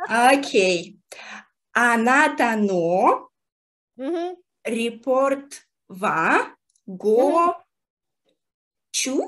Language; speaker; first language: Japanese; non-native, learner; Russian